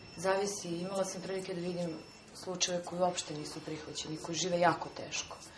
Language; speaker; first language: Serbian; non-native, fluent; Armenian